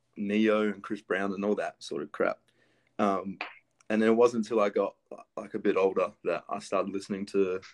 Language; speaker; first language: English; early bilingual, other home language; Greek